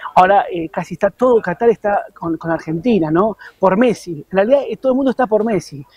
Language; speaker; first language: Spanish; native; Spanish